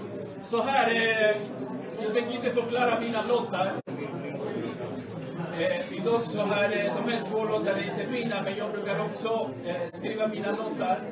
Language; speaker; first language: Swedish; non-native, fluent; Spanish